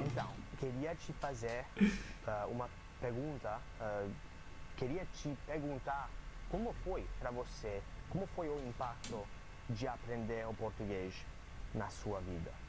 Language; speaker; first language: Portuguese; non-native, learner; English